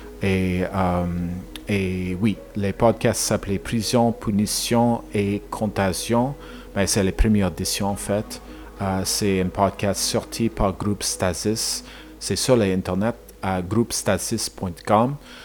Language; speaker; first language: French; non-native, learner; English